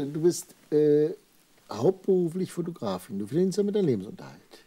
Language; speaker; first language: German; native; German